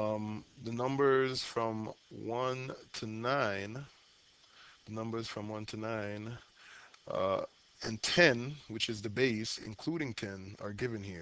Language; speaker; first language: English; native; English